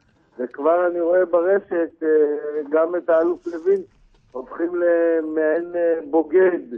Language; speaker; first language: Hebrew; native; Hebrew